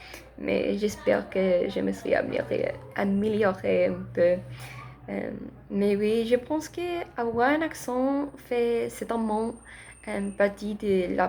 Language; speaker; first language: French; non-native, learner; Spanish